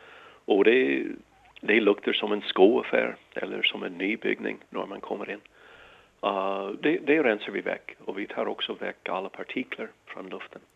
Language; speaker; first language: Danish; non-native, fluent; English